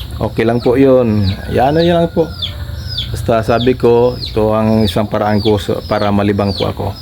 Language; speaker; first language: Filipino; non-native, local second language; Cebuano